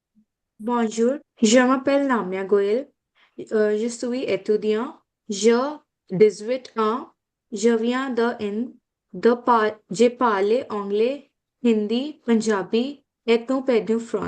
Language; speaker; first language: French; non-native, learner; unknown